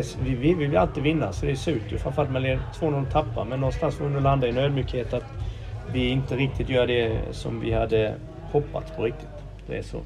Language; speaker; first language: Swedish; native; Swedish